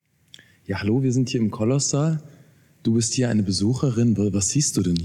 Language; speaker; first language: German; native; German